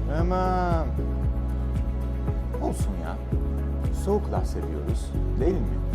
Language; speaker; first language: Turkish; non-native, learner; Portuguese